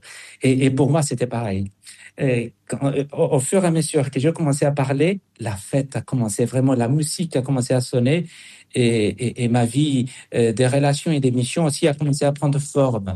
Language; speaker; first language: French; non-native, fluent; Spanish